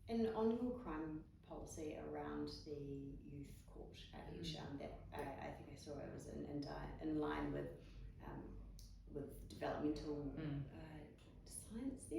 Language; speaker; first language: English; native; English